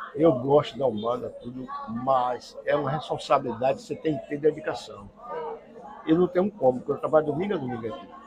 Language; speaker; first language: Portuguese; native; Portuguese